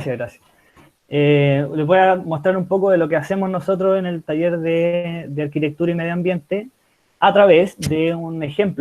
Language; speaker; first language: Spanish; native; Spanish